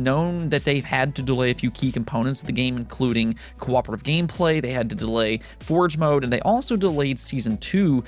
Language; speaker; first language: English; native; English